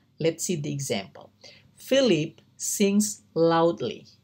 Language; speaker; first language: English; non-native, learner; Indonesian